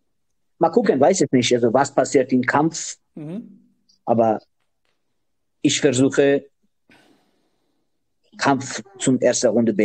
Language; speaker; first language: German; non-native, learner; Georgian